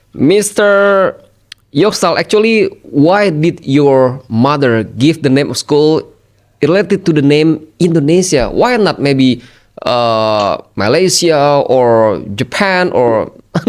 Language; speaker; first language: English; non-native, fluent; Indonesian